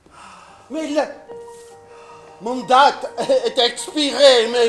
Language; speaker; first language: French; non-native, fluent; English